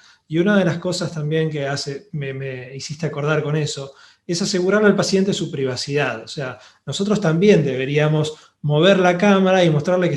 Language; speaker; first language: Spanish; native; Spanish